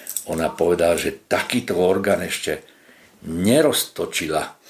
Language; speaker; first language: Slovak; non-native, local second language; Hungarian